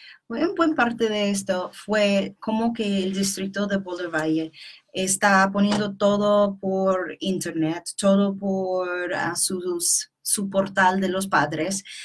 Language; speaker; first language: Spanish; non-native, fluent; English